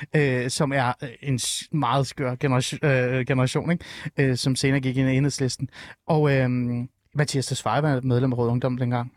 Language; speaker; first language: Danish; early bilingual, other home language; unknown